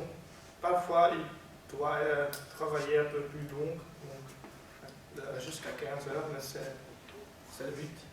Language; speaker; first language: French; non-native, learner; Dutch